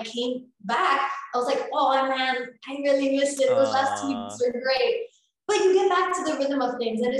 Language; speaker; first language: English; early bilingual, other home language; Spanish